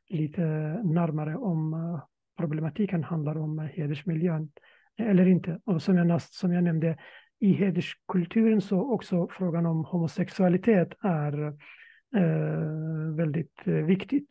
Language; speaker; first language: Swedish; non-native, fluent; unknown